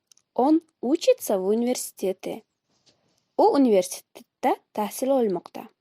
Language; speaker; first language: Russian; non-native, fluent; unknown